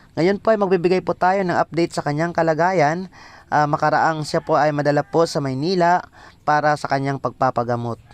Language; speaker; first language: Filipino; non-native, local second language; Waray